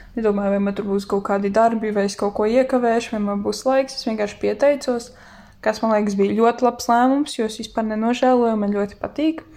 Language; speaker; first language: Latvian; native; Latvian